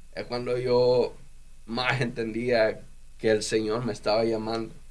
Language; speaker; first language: Spanish; native; Spanish